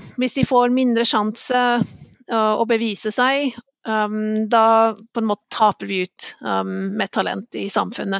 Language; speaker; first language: Norwegian; non-native, fluent; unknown